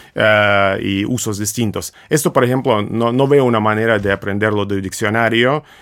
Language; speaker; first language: Spanish; non-native, fluent; Russian